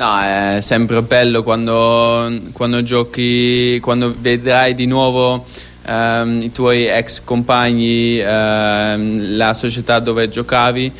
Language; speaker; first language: Italian; non-native, fluent; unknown